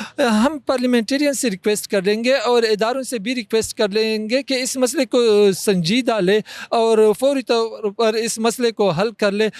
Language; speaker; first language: Urdu; non-native, local second language; Pashto